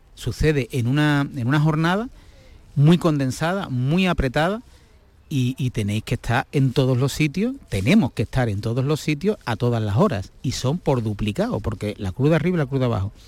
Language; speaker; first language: Spanish; native; Spanish